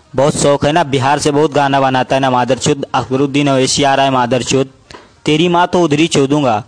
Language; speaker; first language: Hindi; native; Hindi